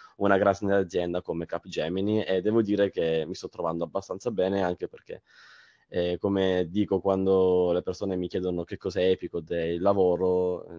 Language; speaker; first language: Italian; native; Italian